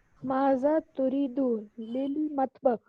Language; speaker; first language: Arabic; non-native, learner; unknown